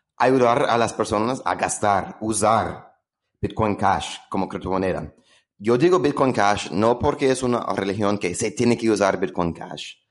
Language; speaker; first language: Spanish; non-native, fluent; English